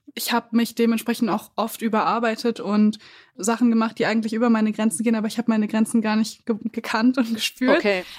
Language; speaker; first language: German; native; German